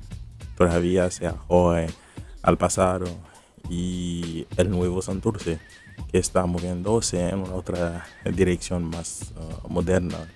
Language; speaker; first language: Spanish; non-native, fluent; Haitian Creole